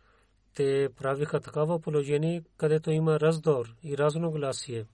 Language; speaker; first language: Bulgarian; non-native, learner; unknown